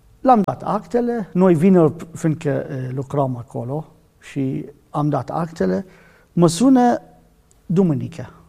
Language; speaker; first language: Romanian; non-native, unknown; Arabic